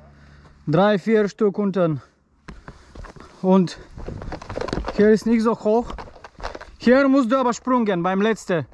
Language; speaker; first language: German; non-native, learner; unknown